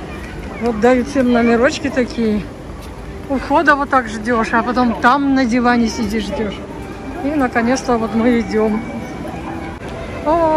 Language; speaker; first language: Russian; native; Russian